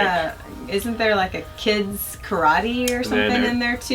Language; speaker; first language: English; native; English